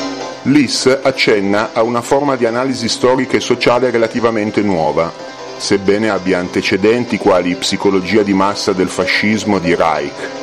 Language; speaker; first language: Italian; native; Italian